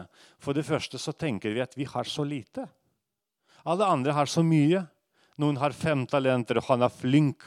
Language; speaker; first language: Norwegian; non-native, fluent; Russian